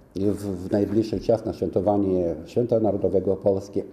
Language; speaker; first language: Polish; non-native, fluent; Romanian